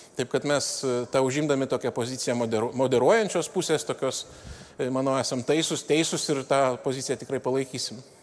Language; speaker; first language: Lithuanian; native; Lithuanian